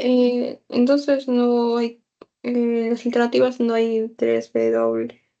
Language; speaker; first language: Spanish; native; Spanish